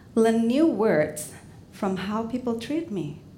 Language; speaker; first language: English; non-native, fluent; Indonesian